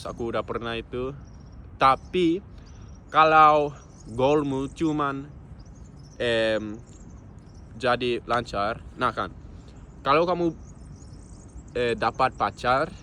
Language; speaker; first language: Indonesian; non-native, fluent; English